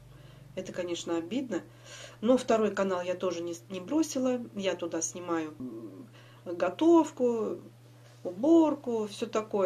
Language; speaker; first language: Russian; native; Russian